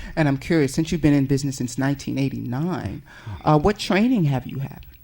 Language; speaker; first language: English; native; English